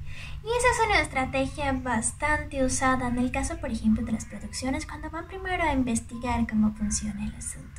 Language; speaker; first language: Spanish; native; Spanish